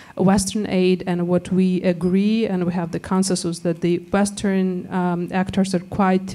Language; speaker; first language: English; non-native, fluent; Georgian